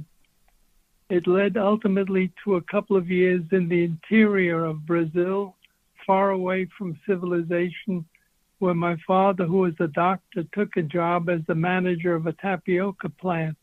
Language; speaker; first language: English; native; English